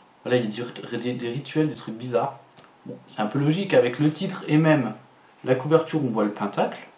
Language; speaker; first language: French; native; French